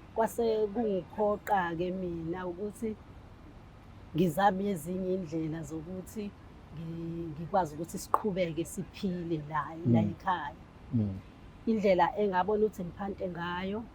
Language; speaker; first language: Zulu; non-native, local second language; Xhosa